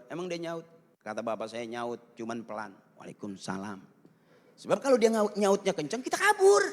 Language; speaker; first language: Malay; native; Malay